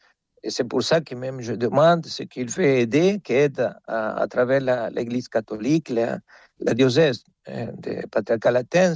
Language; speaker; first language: French; non-native, fluent; Spanish